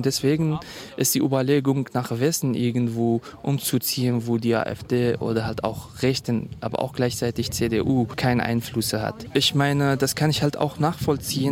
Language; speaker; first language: German; non-native, fluent; Kurdish